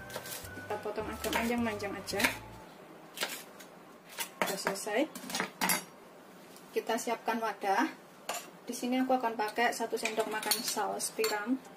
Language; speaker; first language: Indonesian; native; Indonesian